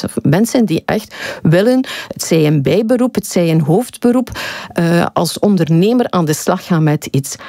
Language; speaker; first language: Dutch; native; Dutch